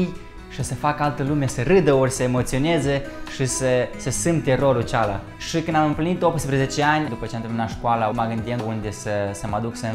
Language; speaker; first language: Romanian; early bilingual, heritage; Romanian